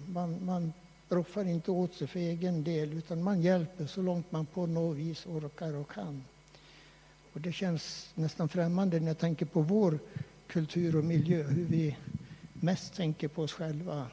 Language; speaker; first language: Swedish; native; Swedish